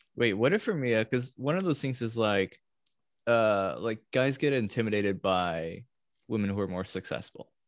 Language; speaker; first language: English; early bilingual, other home language; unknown